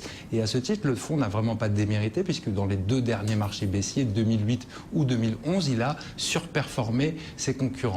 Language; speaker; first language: French; native; French